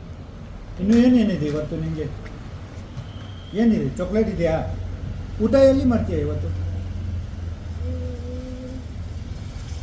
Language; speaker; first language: Kannada; non-native, local second language; Ladakhi